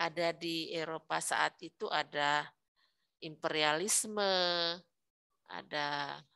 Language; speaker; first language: Indonesian; native; Indonesian